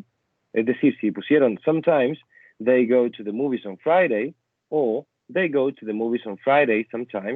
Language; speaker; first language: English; non-native, fluent; Spanish